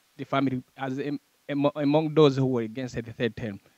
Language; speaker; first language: English; non-native, fluent; Rundi